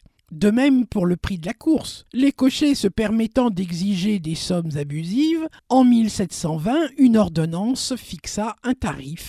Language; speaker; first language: French; native; French